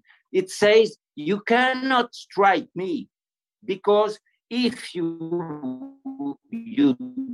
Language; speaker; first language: English; non-native, fluent; French